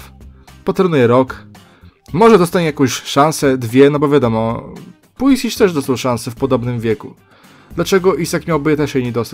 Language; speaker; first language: Polish; native; Polish